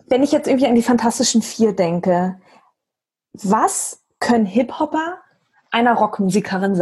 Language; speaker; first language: German; native; German